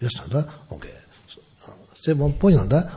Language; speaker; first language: Russian; non-native, learner; Tibetan